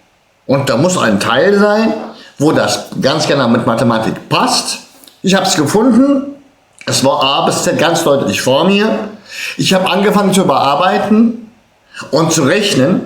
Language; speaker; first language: German; early bilingual, other home language; Turkish